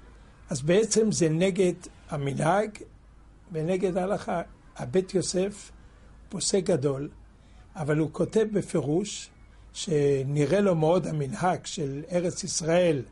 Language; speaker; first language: Hebrew; non-native, fluent; French